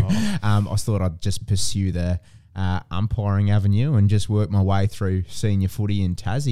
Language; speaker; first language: English; native; English